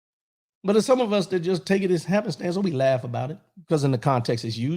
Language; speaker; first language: English; native; English